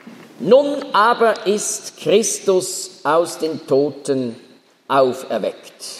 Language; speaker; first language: German; native; German